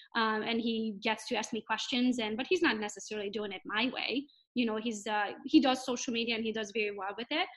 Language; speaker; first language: English; non-native, fluent; Romanian